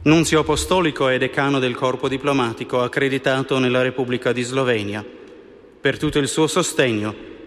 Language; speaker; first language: Italian; non-native, fluent; Slovenian